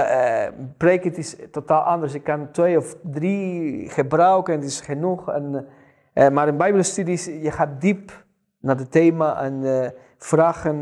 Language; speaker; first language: Dutch; non-native, fluent; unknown